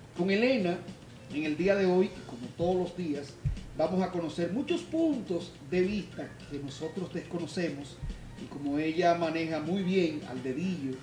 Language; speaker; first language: Spanish; native; Spanish